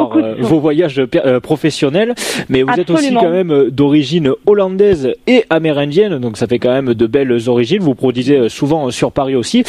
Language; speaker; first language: French; native; French